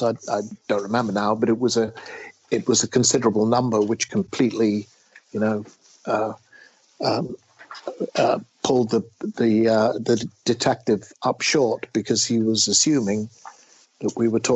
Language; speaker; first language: English; native; English